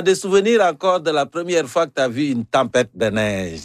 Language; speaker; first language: French; native; French